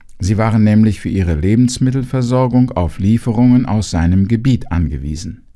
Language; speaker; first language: German; native; German